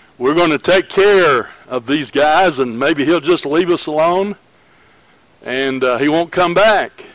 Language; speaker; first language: English; native; English